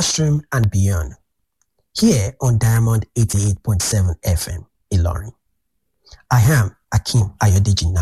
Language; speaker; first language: English; non-native, local second language; Yoruba